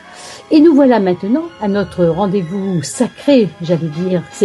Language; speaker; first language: French; native; French